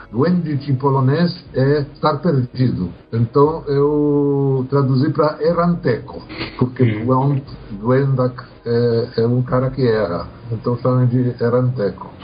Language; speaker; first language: Portuguese; early bilingual, other home language; Polish